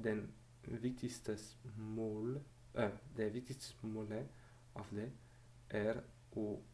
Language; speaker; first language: Norwegian; non-native, fluent; French